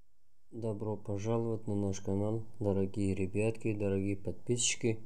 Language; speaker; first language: Russian; non-native, learner; Tajik